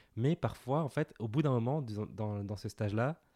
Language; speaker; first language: French; native; French